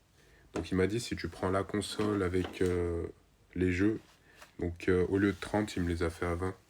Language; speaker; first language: French; native; French